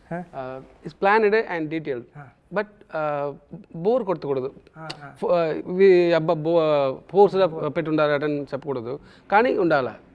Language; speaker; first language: Telugu; non-native, local second language; Tamil